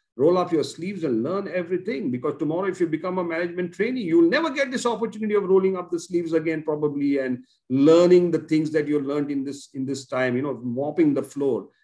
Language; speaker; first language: English; non-native, local second language; Konkani